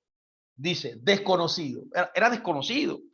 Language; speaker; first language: Spanish; native; Spanish